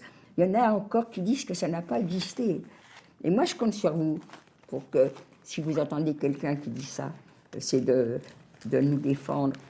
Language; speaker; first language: French; native; French